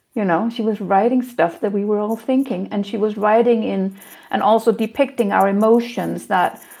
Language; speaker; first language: English; non-native, fluent; Danish